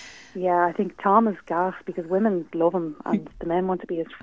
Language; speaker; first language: English; native; English